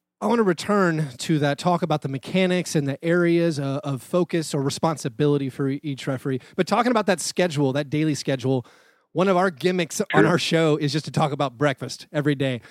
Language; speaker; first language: English; native; English